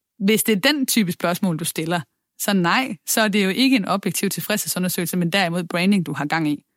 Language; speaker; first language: Danish; native; Danish